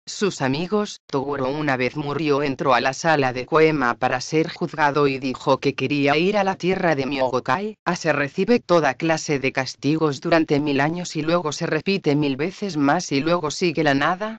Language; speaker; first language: Spanish; native; Spanish